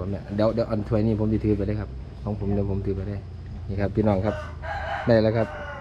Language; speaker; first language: Thai; native; Thai